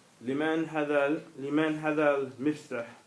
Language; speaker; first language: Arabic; non-native, learner; English